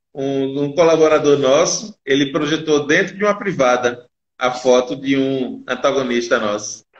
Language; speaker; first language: Portuguese; native; Portuguese